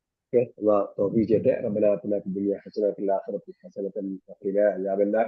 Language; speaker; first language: Arabic; non-native, fluent; Malayalam